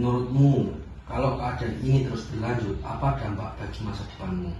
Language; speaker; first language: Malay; non-native, fluent; Indonesian